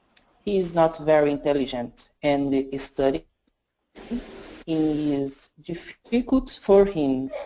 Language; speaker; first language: English; non-native, learner; Portuguese